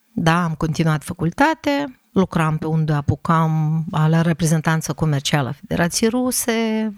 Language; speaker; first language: Romanian; non-native, fluent; Russian